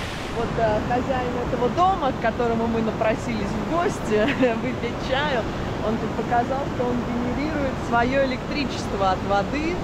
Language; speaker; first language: Russian; native; Russian